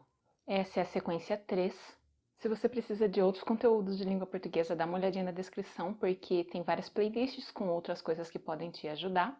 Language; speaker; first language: Portuguese; native; Portuguese